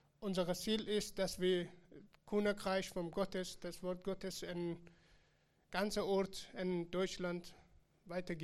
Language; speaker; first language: German; non-native, learner; Persian